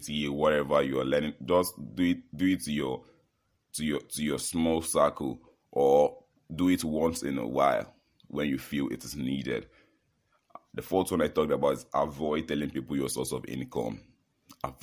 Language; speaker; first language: English; non-native, local second language; Yoruba